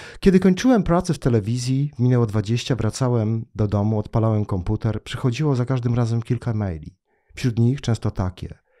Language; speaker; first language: Polish; native; Polish